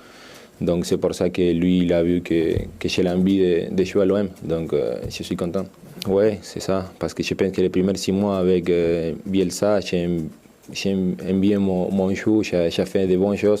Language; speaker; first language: French; non-native, learner; Spanish